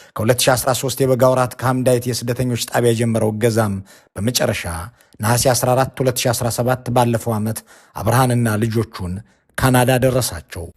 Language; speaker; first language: Amharic; native; Amharic